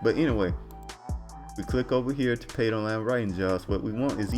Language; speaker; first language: English; native; English